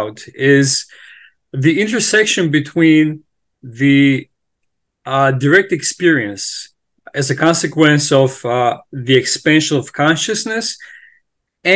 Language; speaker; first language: English; non-native, fluent; Macedonian